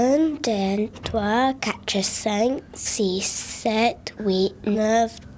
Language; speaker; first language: French; non-native, learner; English